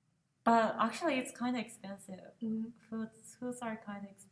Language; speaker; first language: English; non-native, fluent; Japanese